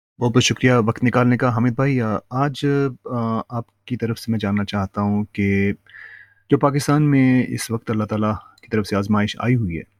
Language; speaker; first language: Urdu; native; Urdu